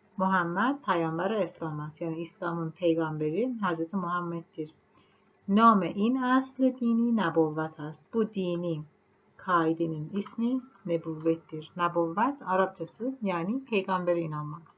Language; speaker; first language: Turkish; non-native, fluent; Persian